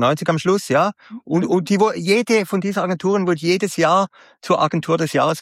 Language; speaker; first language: German; native; German